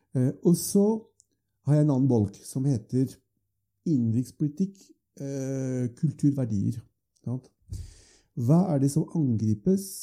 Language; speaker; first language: Norwegian; non-native, fluent; French